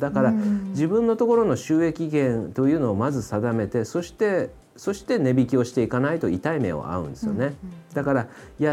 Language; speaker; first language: Japanese; native; Japanese